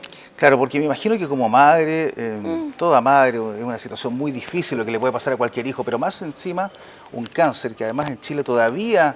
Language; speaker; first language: Spanish; native; Spanish